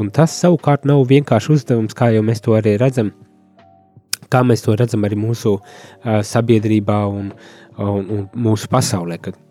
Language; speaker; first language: Latvian; native; Latvian